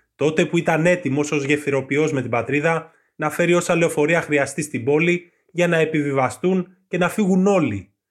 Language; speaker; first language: Greek; native; Greek